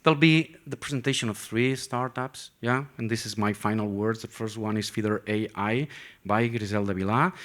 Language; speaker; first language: English; non-native, fluent; Catalan